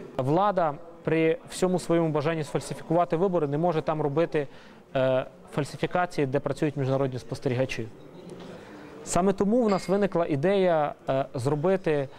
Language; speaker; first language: Ukrainian; native; Ukrainian